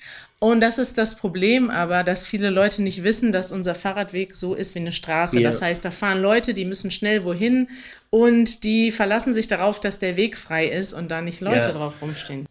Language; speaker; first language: German; native; German